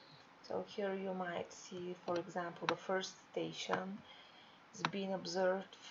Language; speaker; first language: English; non-native, fluent; Bulgarian